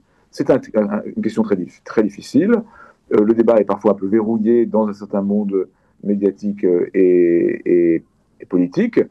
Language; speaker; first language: French; native; French